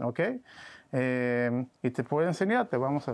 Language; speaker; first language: Spanish; non-native, learner; Hebrew